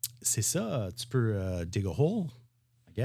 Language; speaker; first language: French; non-native, learner; English